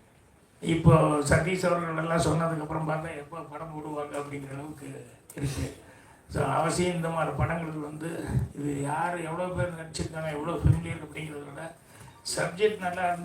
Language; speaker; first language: Tamil; native; Tamil